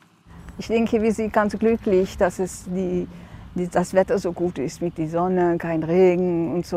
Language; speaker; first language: German; non-native, fluent; Dutch